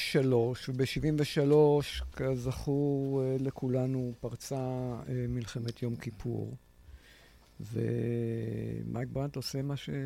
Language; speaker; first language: Hebrew; native; Hebrew